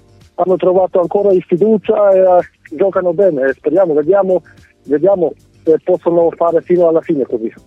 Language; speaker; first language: Italian; non-native, fluent; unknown